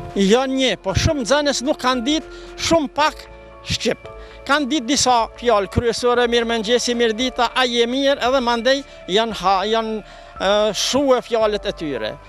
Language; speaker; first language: Albanian; native; Albanian